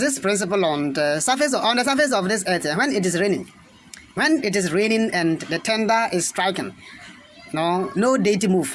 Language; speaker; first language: English; non-native, local second language; Akan